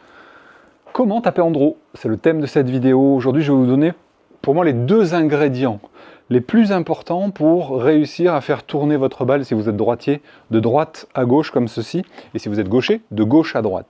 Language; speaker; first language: French; native; French